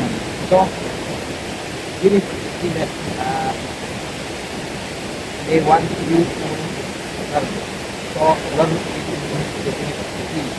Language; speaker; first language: English; non-native, learner; Indonesian